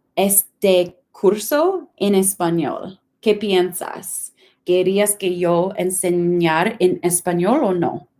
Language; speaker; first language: Spanish; non-native, learner; English